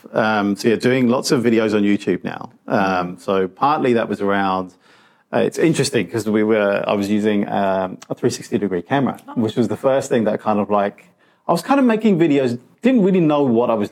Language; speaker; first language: English; non-native, local second language; Punjabi